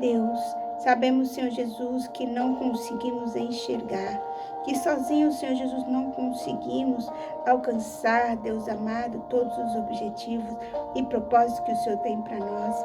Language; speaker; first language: Portuguese; native; Portuguese